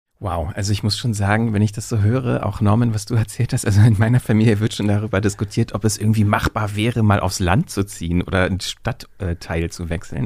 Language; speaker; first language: German; native; German